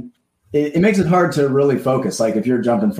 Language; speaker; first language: English; native; English